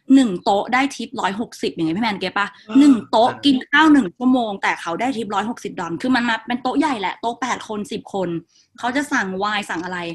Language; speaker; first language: Thai; non-native, local second language; Northeastern Thai